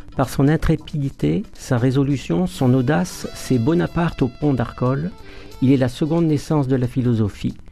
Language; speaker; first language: French; native; French